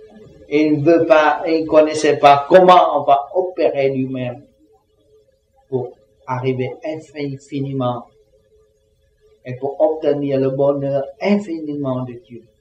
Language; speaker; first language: French; non-native, learner; Vietnamese